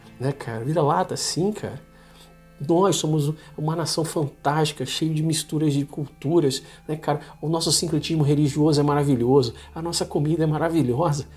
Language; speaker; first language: Portuguese; native; Portuguese